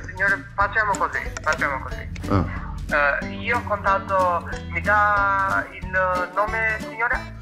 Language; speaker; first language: Italian; non-native, local second language; Albanian